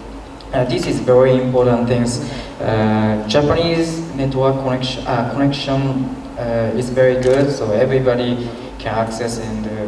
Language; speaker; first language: English; non-native, learner; Japanese